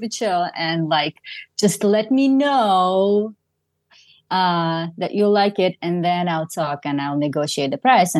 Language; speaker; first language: English; non-native, fluent; Russian